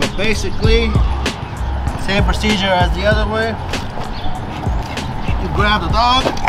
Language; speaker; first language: English; early bilingual, other home language; Spanish